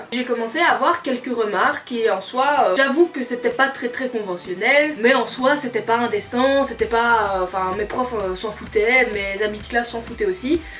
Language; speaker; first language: French; native; French